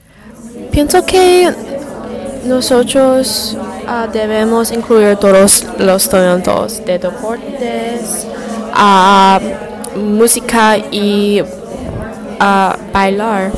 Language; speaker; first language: Spanish; non-native, learner; English